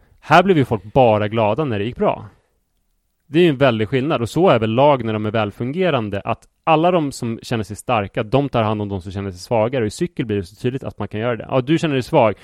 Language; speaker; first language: Swedish; native; Swedish